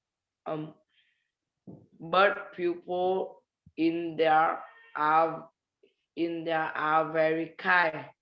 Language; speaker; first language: English; non-native, learner; Vietnamese